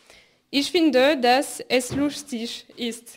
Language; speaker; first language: German; non-native, learner; French